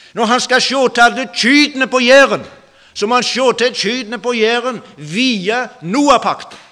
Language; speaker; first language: Norwegian; native; Norwegian